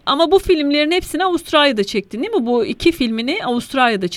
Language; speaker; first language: Turkish; native; Turkish